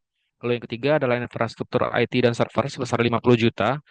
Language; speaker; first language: Indonesian; native; Indonesian